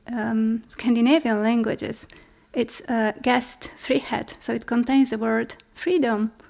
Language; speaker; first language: English; non-native, fluent; Polish